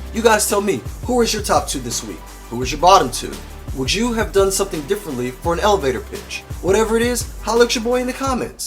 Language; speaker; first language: English; native; English